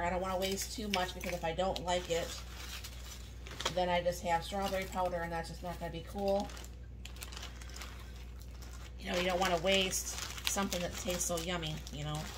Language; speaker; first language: English; native; English